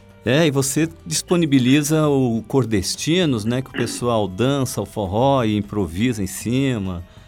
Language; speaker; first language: Portuguese; native; Portuguese